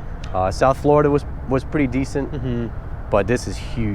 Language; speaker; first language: English; native; English